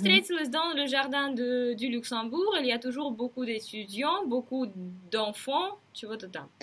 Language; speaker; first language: French; non-native, fluent; Russian